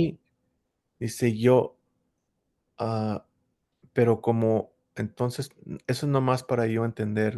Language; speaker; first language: Spanish; early bilingual, heritage; English